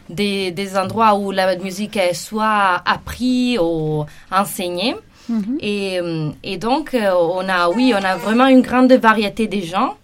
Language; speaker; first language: French; non-native, fluent; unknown